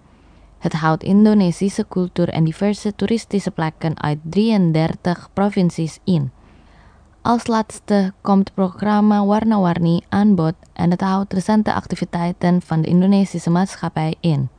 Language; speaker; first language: Dutch; non-native, fluent; Indonesian